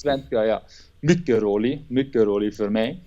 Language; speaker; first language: Swedish; non-native, learner; German